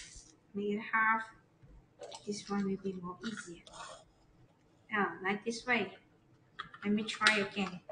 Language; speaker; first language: English; non-native, learner; Chinese